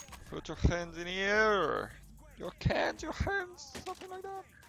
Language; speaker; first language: English; non-native, fluent; French